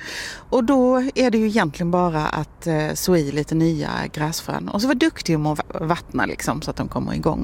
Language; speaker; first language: Swedish; native; Swedish